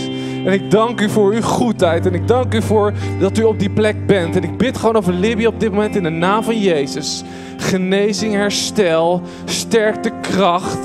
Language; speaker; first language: Dutch; native; Dutch